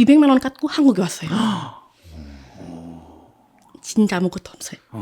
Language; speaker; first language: Korean; non-native, fluent; Indonesian